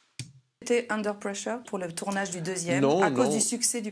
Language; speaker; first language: French; native; French